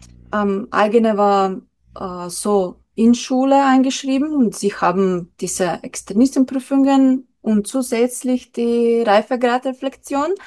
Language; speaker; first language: German; non-native, learner; Slovenian